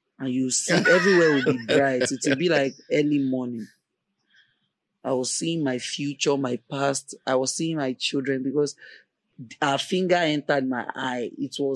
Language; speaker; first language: English; non-native, local second language; Yoruba